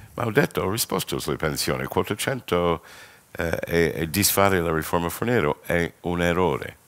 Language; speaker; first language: Italian; non-native, fluent; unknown